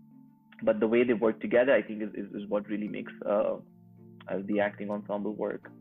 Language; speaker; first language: English; non-native, local second language; Urdu